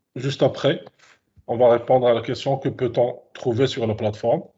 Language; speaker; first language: French; non-native, local second language; Arabic